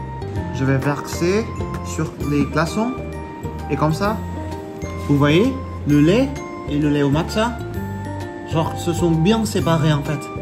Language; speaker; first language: French; non-native, learner; Vietnamese